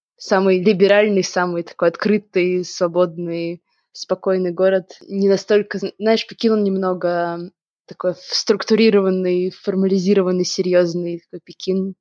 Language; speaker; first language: Russian; native; Russian